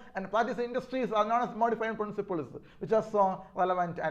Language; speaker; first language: English; non-native, local second language; Malayalam